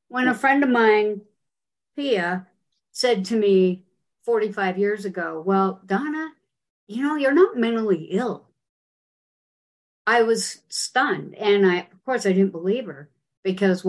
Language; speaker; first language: English; native; English